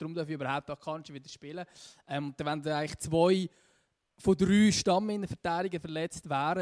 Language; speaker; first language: German; native; German